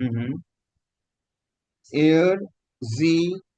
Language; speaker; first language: German; non-native, fluent; Hindi